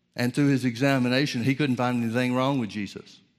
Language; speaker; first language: English; native; English